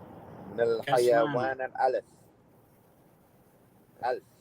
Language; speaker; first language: Arabic; non-native, learner; English